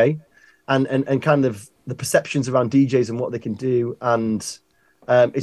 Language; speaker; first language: English; native; English